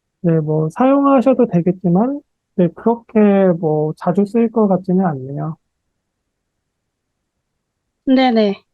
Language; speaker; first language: Korean; native; Korean